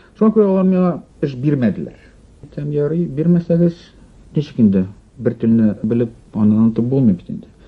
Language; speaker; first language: Tatar; non-native, local second language; Russian